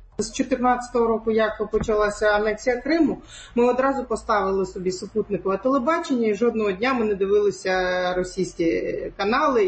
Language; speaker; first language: Ukrainian; non-native, local second language; Crimean Tatar